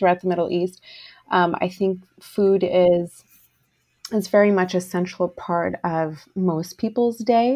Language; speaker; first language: English; native; English